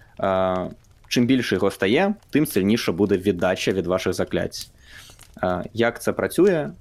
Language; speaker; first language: Ukrainian; non-native, local second language; Russian